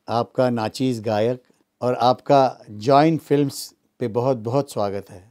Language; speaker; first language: Hindi; non-native, local second language; Marathi